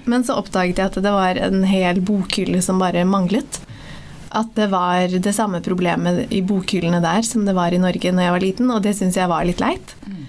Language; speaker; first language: Norwegian; early bilingual, other home language; Somali